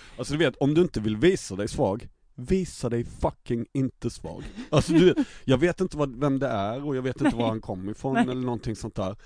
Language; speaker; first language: Swedish; native; Swedish